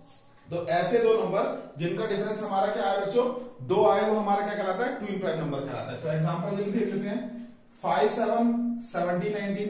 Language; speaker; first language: Hindi; native; Hindi